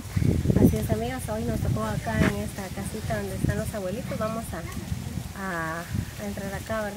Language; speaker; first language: Spanish; native; Spanish